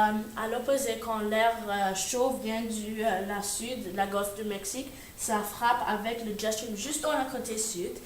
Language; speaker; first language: French; non-native, learner; English